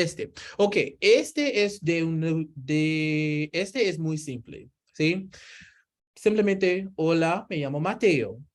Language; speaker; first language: Spanish; non-native, learner; English